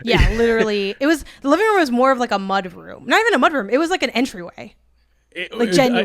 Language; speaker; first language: English; native; English